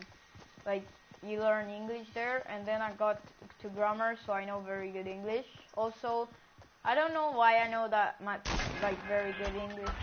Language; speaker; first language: English; non-native, learner; Greek